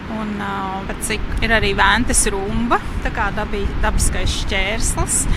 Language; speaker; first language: Latvian; native; Latvian